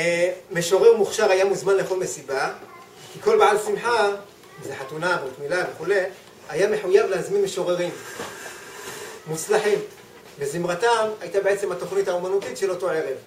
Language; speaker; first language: Hebrew; native; Hebrew